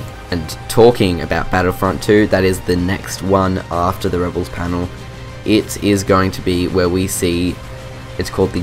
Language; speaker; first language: English; native; English